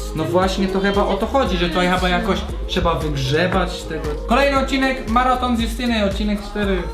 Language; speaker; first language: Polish; non-native, fluent; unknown